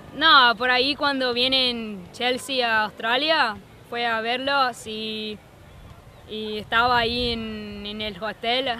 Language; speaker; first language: Spanish; non-native, fluent; English